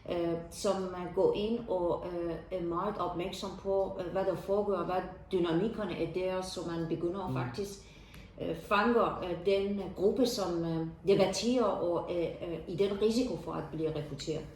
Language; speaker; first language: Danish; non-native, fluent; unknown